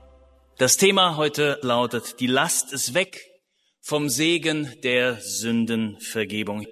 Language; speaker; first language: German; native; German